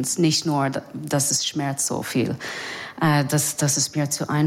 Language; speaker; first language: German; non-native, learner; English